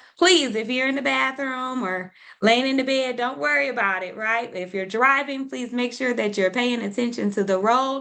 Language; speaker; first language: English; native; English